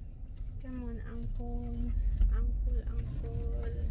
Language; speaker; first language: English; non-native, local second language; Filipino